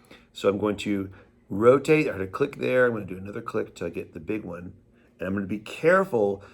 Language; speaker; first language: English; native; English